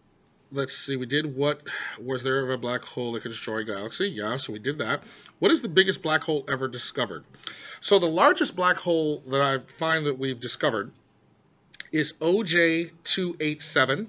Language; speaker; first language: English; native; English